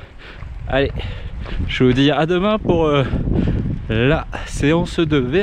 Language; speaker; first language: French; native; French